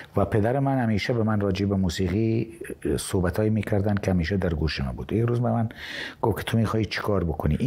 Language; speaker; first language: Persian; native; Persian